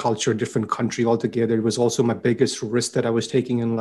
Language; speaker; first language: English; non-native, local second language; Punjabi